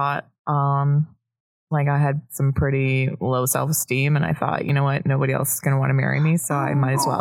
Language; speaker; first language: English; native; English